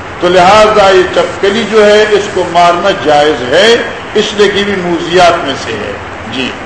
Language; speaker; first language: Urdu; non-native, local second language; Northern Hindko